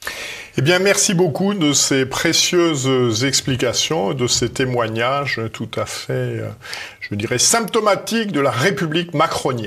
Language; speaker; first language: French; native; French